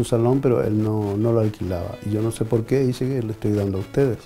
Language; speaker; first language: Spanish; native; Spanish